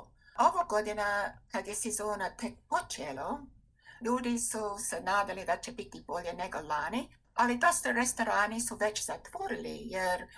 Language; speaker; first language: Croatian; non-native, fluent; English